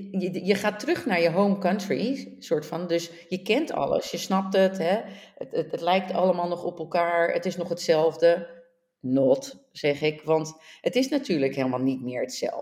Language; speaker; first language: Dutch; native; Dutch